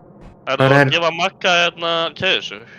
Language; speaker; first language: Icelandic; native; Icelandic